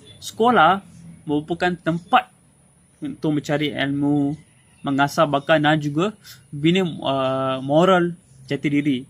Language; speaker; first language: Malay; non-native, local second language; Tamil